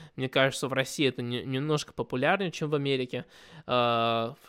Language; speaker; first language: Russian; early bilingual, other home language; English